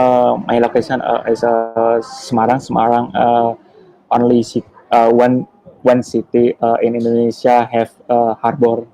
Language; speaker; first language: English; non-native, learner; Indonesian